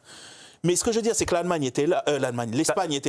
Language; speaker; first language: French; native; French